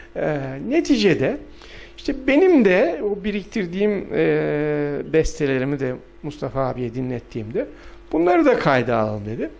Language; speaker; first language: Turkish; non-native, local second language; Adyghe